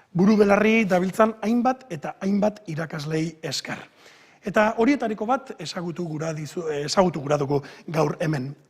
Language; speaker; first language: Basque; native; Basque